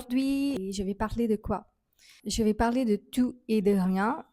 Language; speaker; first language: French; non-native, fluent; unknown